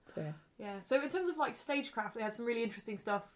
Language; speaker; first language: English; native; English